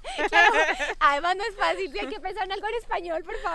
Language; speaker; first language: Spanish; native; Spanish